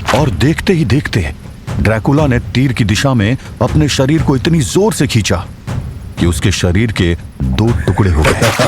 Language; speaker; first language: Hindi; native; Hindi